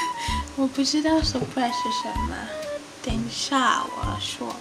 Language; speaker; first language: Chinese; non-native, learner; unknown